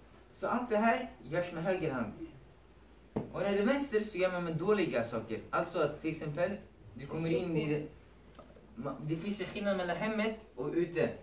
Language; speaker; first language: Swedish; non-native, fluent; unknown